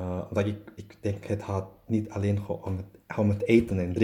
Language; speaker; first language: Dutch; non-native, learner; German